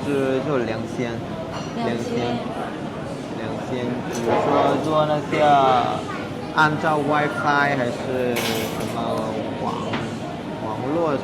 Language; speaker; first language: Chinese; non-native, fluent; Vietnamese